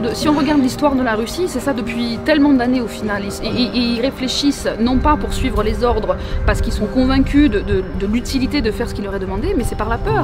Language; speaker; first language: French; native; French